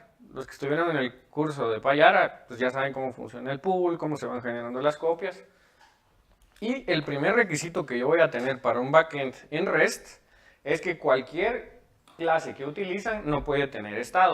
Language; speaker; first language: Spanish; native; Spanish